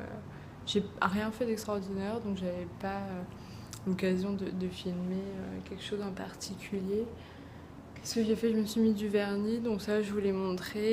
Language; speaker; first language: French; native; French